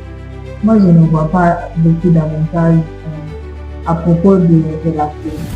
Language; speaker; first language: French; non-native, learner; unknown